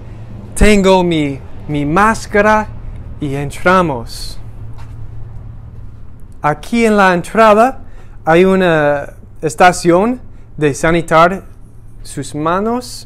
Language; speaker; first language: Spanish; non-native, learner; English